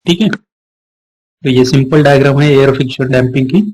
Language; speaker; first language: Hindi; non-native, local second language; Marathi